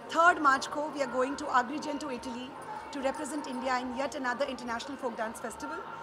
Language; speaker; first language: Hindi; native; Hindi